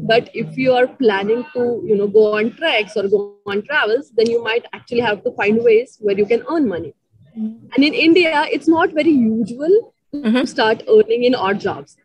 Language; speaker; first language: English; non-native, local second language; Marathi